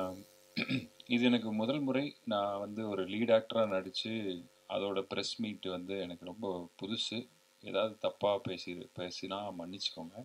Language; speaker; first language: Tamil; native; Tamil